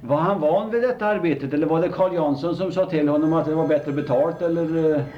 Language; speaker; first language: Swedish; native; Swedish